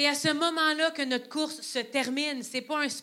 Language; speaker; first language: French; native; French